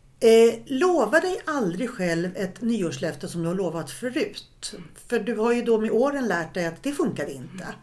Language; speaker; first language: Swedish; native; Swedish